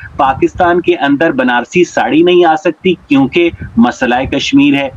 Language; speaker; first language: Urdu; native; Urdu